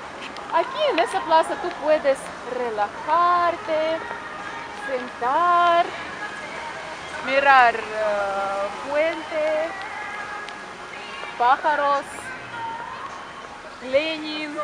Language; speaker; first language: Spanish; non-native, fluent; Russian